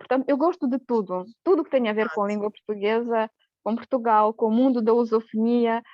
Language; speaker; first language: Portuguese; non-native, fluent; Romanian